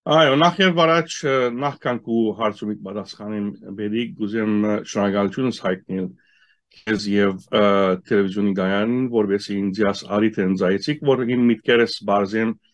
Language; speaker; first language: Armenian; early bilingual, heritage; Armenian